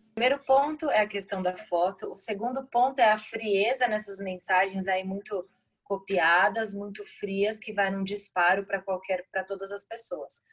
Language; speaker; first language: Portuguese; native; Portuguese